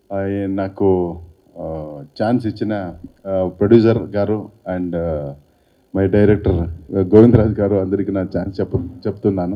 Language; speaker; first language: Telugu; non-native, learner; Kannada